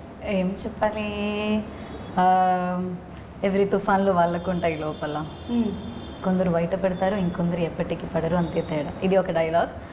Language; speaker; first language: Telugu; non-native, learner; Malayalam